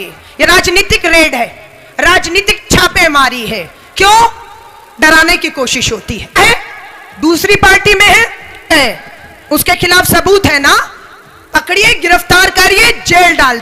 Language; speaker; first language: Hindi; native; Hindi